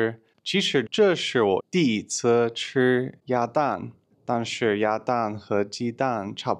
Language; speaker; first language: Chinese; non-native, learner; English